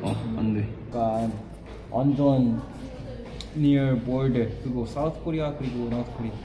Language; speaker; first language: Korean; non-native, learner; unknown